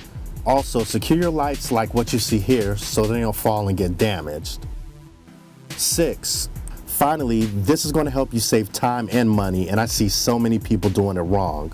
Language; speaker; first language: English; native; English